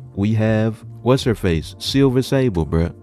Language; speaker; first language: English; native; English